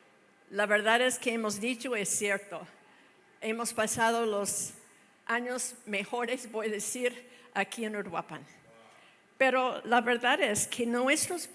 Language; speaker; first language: Spanish; non-native, fluent; English